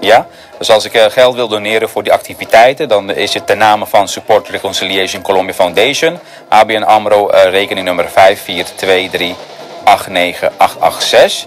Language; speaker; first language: Dutch; non-native, fluent; Spanish